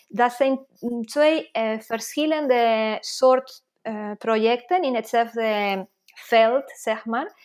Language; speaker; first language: Dutch; non-native, fluent; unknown